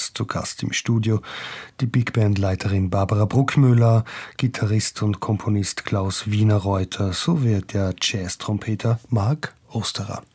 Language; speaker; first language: German; native; German